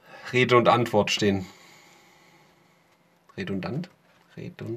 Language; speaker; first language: German; native; German